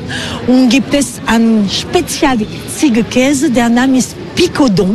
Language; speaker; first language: German; non-native, fluent; French